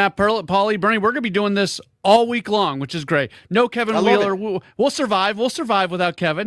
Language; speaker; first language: English; native; English